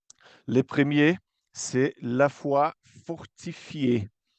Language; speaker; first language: French; non-native, fluent; Portuguese